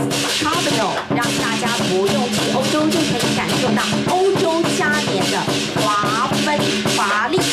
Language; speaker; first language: Chinese; native; Chinese